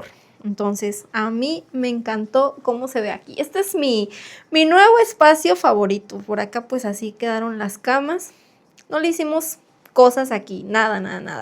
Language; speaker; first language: Spanish; native; Spanish